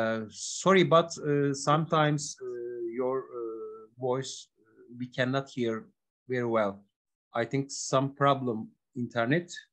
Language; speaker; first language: English; non-native, learner; Turkish